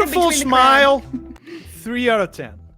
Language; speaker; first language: English; native; English